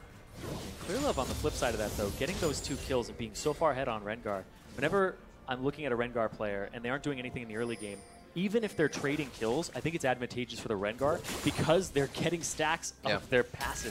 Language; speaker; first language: English; native; English